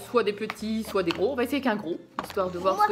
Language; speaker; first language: French; native; French